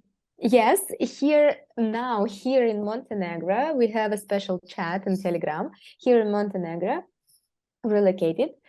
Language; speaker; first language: English; non-native, fluent; Russian